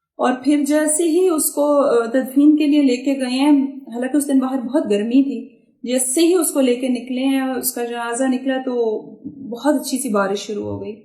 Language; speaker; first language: Urdu; native; Urdu